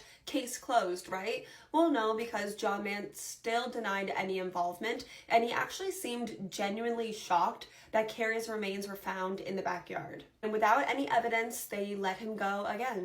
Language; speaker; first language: English; native; English